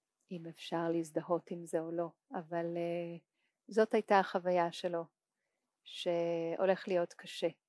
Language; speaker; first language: Hebrew; native; Hebrew